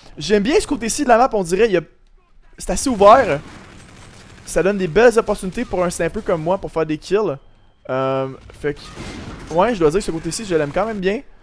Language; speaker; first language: French; native; French